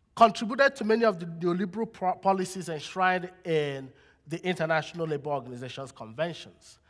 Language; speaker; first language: English; non-native, local second language; Igbo